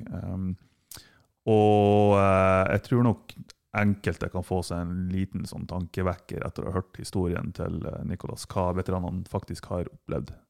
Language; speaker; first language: Norwegian; non-native, fluent; German